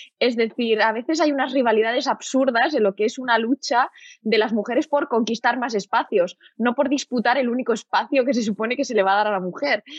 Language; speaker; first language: Spanish; native; Spanish